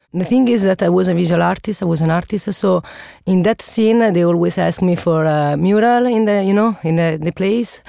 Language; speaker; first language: English; non-native, learner; Italian